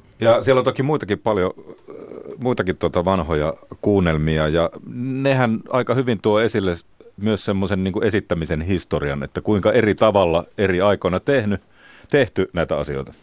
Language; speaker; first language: Finnish; native; Finnish